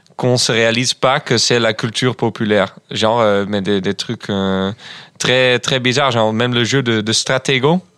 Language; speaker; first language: French; non-native, fluent; Dutch